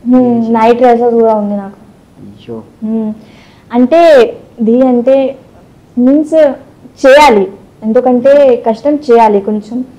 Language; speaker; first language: Telugu; non-native, local second language; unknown